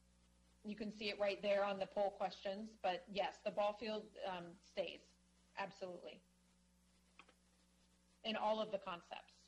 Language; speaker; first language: English; native; English